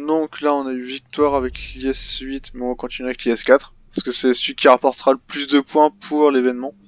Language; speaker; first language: French; native; French